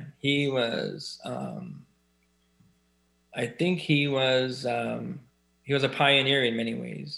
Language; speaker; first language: English; native; English